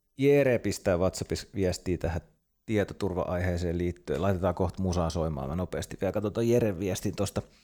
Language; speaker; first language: Finnish; native; Finnish